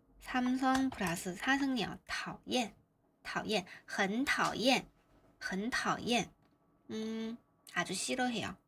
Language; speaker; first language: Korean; non-native, fluent; Chinese